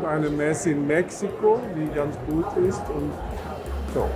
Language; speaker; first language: German; non-native, fluent; Swedish